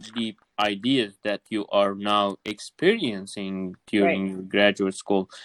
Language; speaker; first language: English; non-native, fluent; Kurdish